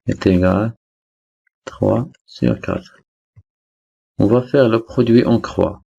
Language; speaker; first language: French; non-native, local second language; Arabic